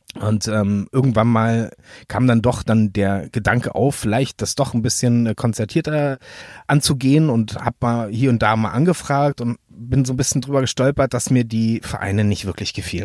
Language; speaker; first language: German; native; German